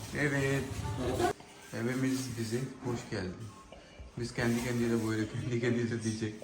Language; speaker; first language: Turkish; non-native, learner; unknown